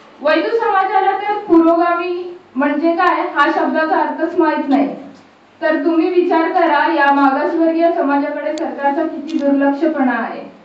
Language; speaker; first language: Marathi; non-native, local second language; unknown